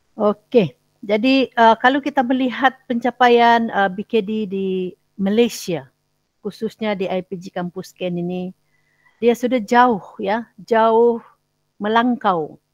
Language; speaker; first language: Malay; non-native, local second language; Central Dusun